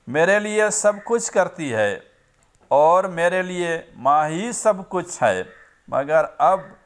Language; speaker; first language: Hindi; non-native, local second language; Gujarati